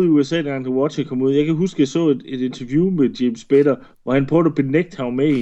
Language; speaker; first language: Danish; native; Danish